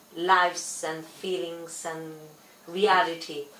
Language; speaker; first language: English; non-native, fluent; Spanish